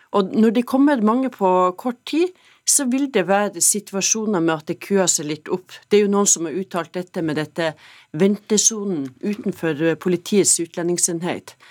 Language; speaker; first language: Norwegian; native; Norwegian